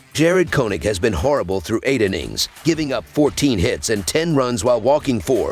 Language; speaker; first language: English; native; English